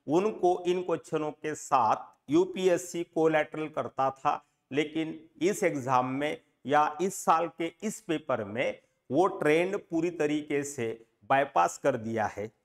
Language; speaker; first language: Hindi; non-native, local second language; Marathi